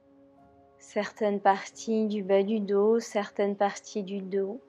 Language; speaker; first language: French; native; French